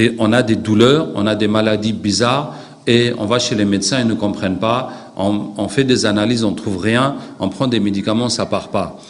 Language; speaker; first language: French; non-native, local second language; Arabic